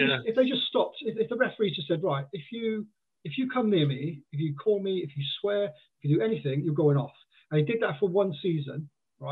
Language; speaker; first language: English; native; English